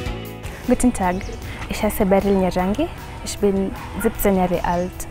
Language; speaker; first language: German; non-native, learner; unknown